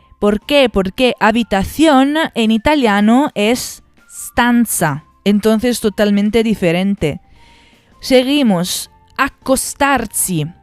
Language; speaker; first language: Spanish; non-native, fluent; Italian